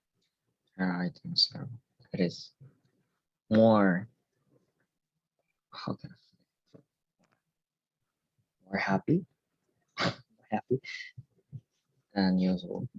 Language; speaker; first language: English; non-native, learner; Korean